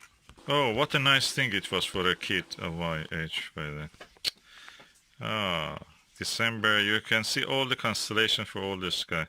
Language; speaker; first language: English; non-native, fluent; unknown